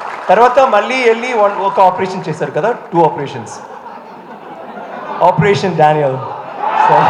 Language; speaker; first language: Telugu; non-native, local second language; Tamil